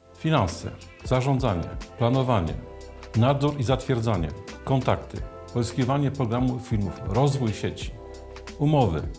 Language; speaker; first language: Polish; native; Polish